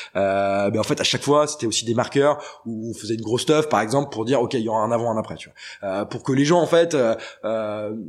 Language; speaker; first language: French; native; French